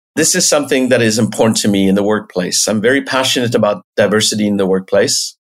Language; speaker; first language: English; non-native, fluent; French